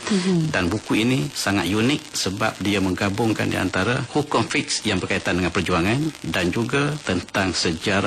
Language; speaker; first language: Malay; native; Malay